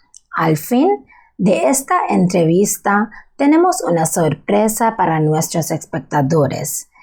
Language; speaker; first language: Spanish; non-native, learner; Bangla